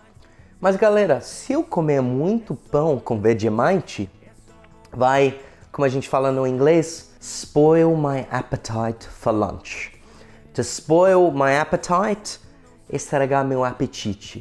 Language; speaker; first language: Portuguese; non-native, fluent; English